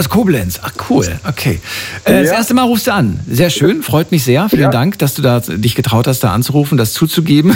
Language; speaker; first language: German; native; German